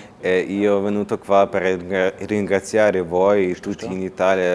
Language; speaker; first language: Italian; non-native, learner; Ukrainian